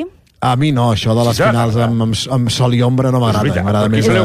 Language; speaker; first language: Catalan; native; Catalan